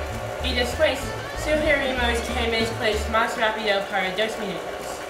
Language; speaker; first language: Spanish; non-native, learner; English